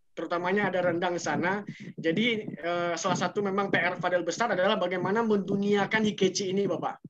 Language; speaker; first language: Indonesian; native; Indonesian